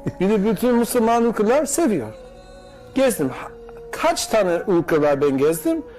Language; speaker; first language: Turkish; non-native, learner; Bosnian